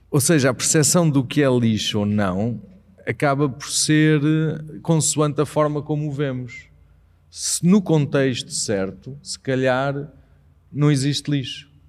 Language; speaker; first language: Portuguese; native; Portuguese